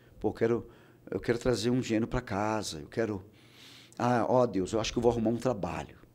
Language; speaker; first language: Portuguese; native; Portuguese